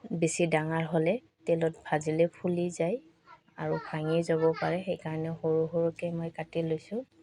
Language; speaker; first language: Assamese; native; Assamese